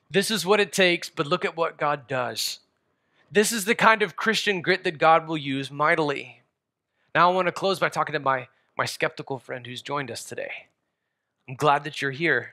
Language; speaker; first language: English; native; English